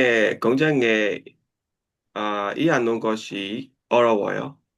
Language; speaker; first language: Korean; non-native, learner; Burmese